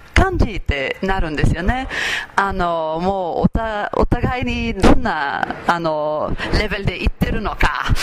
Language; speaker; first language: Japanese; non-native, fluent; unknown